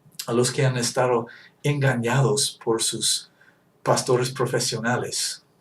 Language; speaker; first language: Spanish; non-native, fluent; English